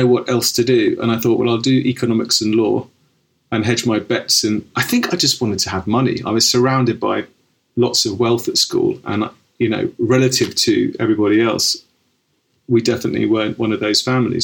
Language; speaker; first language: English; native; English